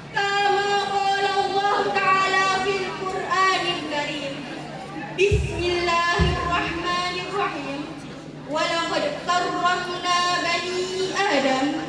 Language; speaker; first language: Arabic; non-native, learner; Indonesian